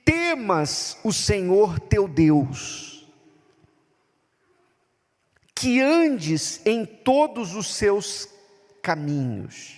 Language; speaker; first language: Portuguese; native; Portuguese